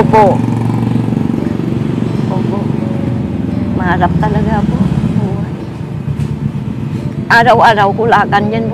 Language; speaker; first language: Filipino; non-native, learner; Vietnamese